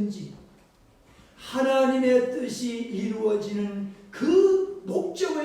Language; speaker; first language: Korean; native; Korean